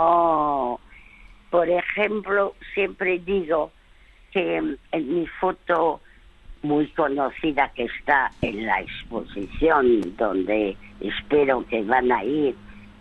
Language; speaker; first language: Spanish; early bilingual, other home language; French